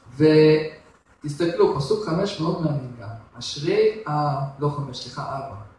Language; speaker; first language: Hebrew; non-native, fluent; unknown